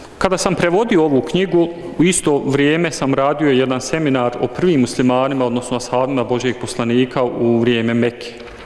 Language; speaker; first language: Bosnian; early bilingual, heritage; Bosnian